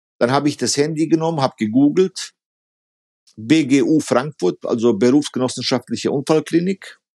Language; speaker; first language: German; early bilingual, other home language; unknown